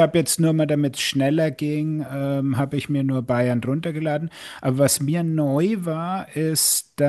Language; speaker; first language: German; native; German